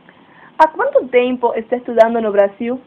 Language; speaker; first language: Portuguese; non-native, learner; Spanish